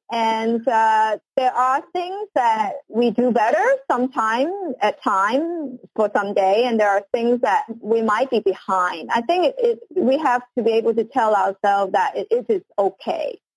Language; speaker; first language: English; non-native, local second language; Cantonese